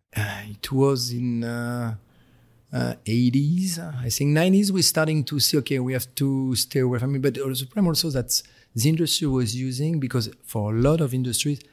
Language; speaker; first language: English; non-native, fluent; French